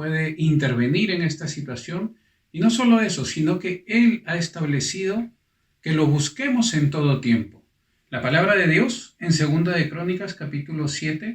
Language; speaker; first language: Spanish; native; Spanish